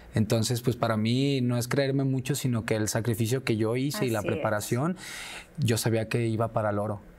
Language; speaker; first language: Spanish; native; Spanish